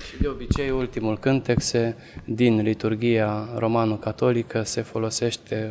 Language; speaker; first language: Romanian; non-native, local second language; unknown